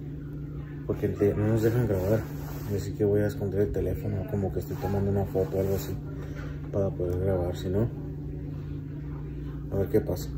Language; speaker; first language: Spanish; native; Spanish